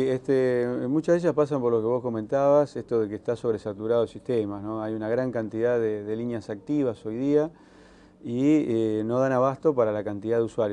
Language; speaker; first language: Spanish; native; Spanish